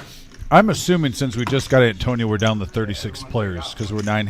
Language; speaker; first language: English; native; English